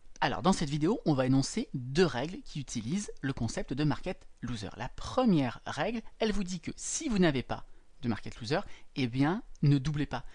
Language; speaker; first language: French; native; French